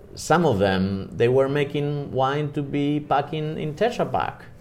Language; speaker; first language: English; non-native, fluent; Spanish